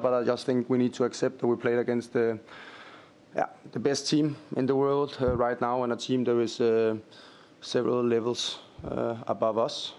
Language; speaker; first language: English; non-native, fluent; Danish